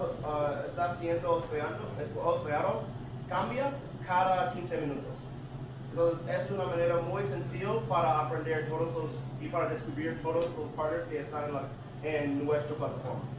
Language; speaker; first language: Spanish; non-native, learner; English